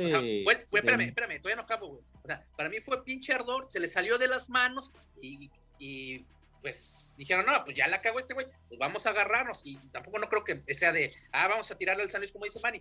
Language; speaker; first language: Spanish; native; Spanish